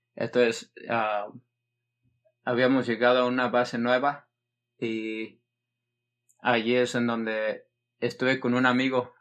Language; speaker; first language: Spanish; early bilingual, heritage; Spanish